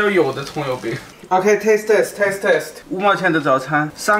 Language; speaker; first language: Chinese; non-native, fluent; German